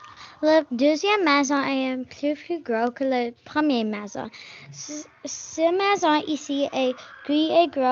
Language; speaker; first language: French; non-native, learner; English